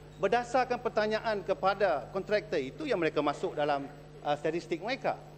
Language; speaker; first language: Malay; native; Malay